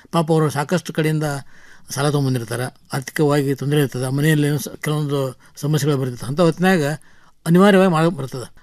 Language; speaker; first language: Kannada; native; Kannada